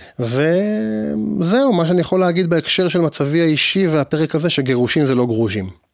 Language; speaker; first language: Hebrew; native; Hebrew